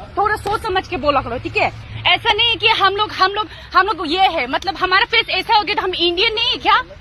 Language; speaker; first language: Hindi; non-native, local second language; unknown